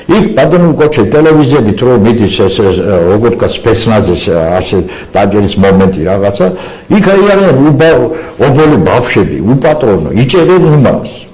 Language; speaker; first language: Georgian; non-native, local second language; Azerbaijani